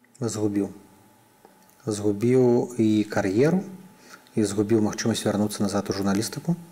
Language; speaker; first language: Belarusian; native; Belarusian